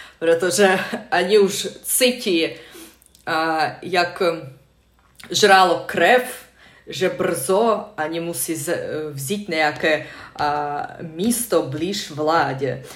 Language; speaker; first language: Czech; non-native, fluent; Russian